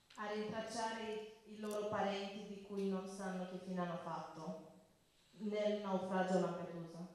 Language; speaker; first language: Italian; non-native, local second language; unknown